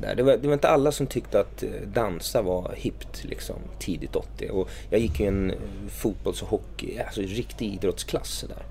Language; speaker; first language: Swedish; early bilingual, other home language; English